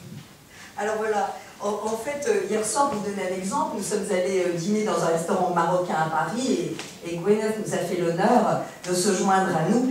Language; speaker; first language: French; native; French